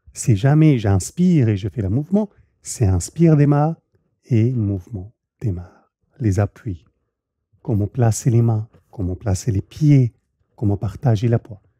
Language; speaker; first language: French; native; French